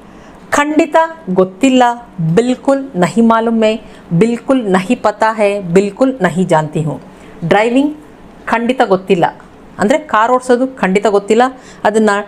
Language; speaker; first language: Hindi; non-native, local second language; Kannada